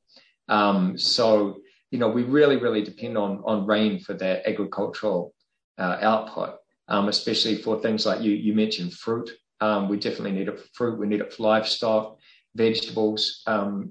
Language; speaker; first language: English; native; English